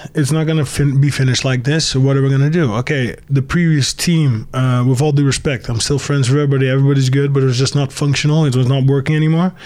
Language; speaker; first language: English; early bilingual, other home language; Dutch